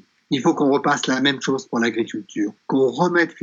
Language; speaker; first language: French; native; French